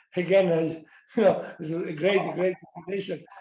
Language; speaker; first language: English; non-native, fluent; Italian